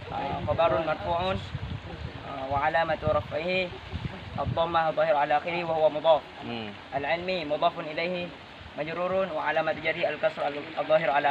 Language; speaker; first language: Arabic; non-native, learner; Indonesian